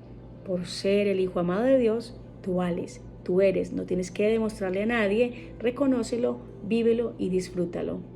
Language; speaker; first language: Spanish; native; Spanish